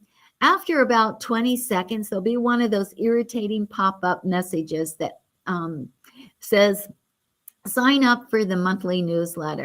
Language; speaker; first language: English; native; English